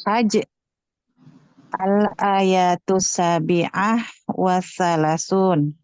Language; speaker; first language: Arabic; non-native, learner; Indonesian